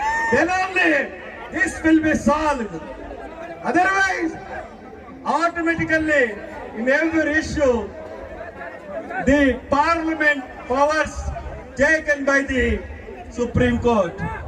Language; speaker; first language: English; non-native, local second language; Telugu